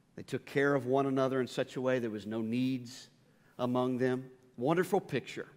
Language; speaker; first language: English; native; English